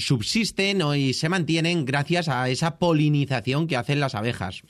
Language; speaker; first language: Spanish; native; Spanish